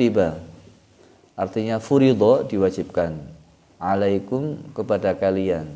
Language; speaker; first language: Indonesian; non-native, local second language; Javanese